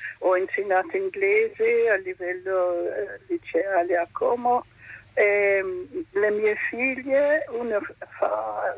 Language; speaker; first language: Italian; non-native, fluent; English